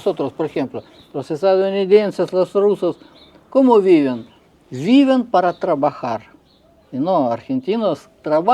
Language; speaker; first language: Spanish; non-native, fluent; Russian